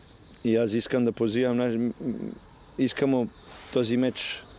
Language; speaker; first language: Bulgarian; non-native, learner; Serbian